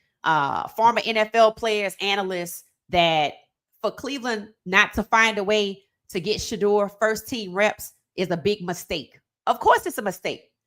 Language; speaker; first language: English; native; English